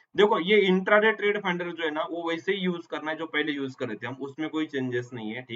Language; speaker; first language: Hindi; non-native, local second language; Marathi